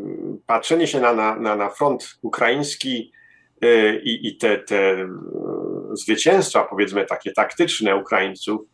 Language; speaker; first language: Polish; early bilingual, heritage; Polish